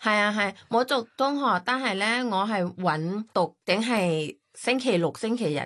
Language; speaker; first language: Cantonese; non-native, fluent; Thai